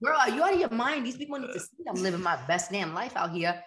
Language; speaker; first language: English; early bilingual, other home language; Spanish